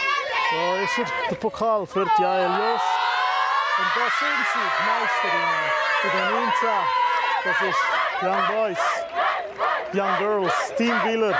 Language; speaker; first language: German; native; German